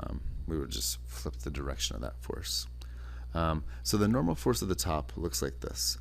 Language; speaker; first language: English; native; English